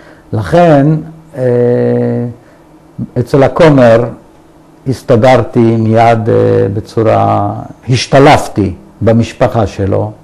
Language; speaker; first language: Hebrew; early bilingual, other home language; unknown